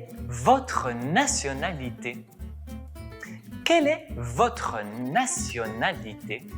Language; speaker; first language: French; non-native, fluent; Spanish